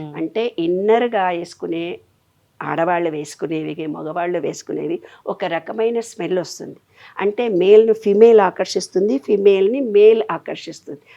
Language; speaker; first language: Telugu; native; Telugu